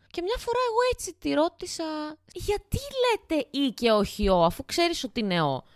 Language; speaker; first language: Greek; native; Greek